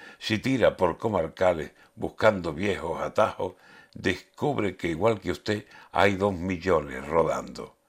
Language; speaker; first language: Spanish; native; Spanish